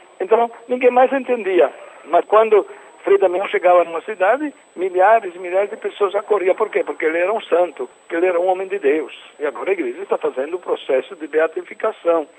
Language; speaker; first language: Portuguese; non-native, fluent; Italian